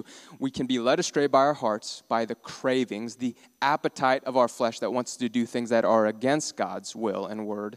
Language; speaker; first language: English; native; English